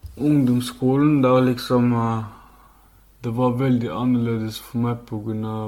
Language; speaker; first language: Norwegian; early bilingual, other home language; Filipino